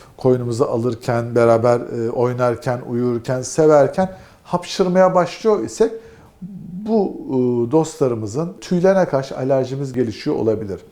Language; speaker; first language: Turkish; native; Turkish